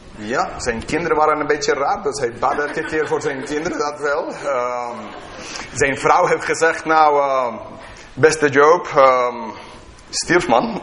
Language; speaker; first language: Dutch; non-native, fluent; English